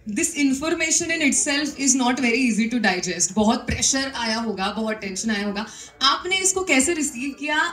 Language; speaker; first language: Hindi; non-native, local second language; Marathi